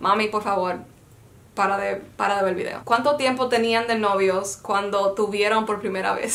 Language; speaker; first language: Spanish; early bilingual, heritage; Spanish